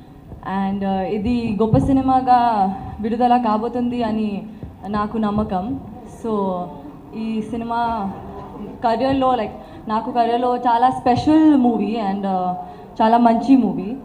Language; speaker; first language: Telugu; non-native, learner; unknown